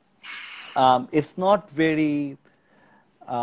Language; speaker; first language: English; non-native, local second language; Bangla